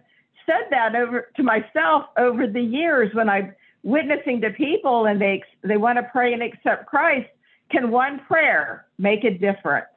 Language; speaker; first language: English; native; English